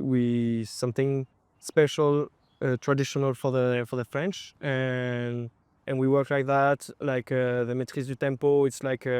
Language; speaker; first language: English; non-native, fluent; French